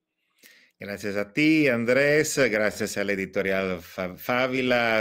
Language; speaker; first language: Spanish; non-native, fluent; Italian